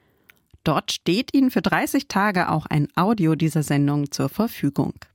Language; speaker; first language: German; native; German